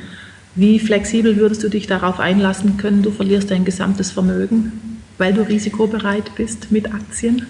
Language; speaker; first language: German; native; German